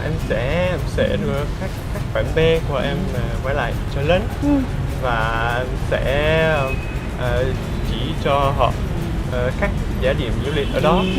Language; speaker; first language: Vietnamese; non-native, learner; English